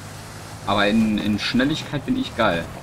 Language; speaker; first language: German; native; German